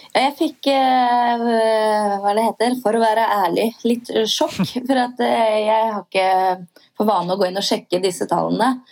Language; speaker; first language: Norwegian; native; Norwegian